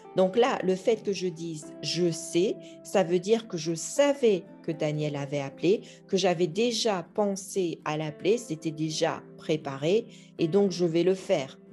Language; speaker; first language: French; native; French